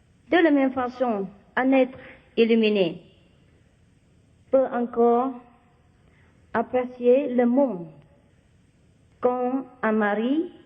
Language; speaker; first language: French; non-native, fluent; Vietnamese